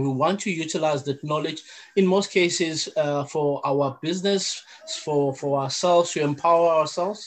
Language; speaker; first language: English; non-native, local second language; Zulu